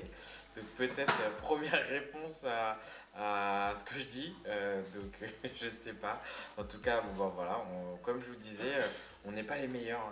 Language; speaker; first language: French; native; French